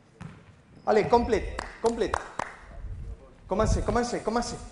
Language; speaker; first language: French; non-native, learner; Spanish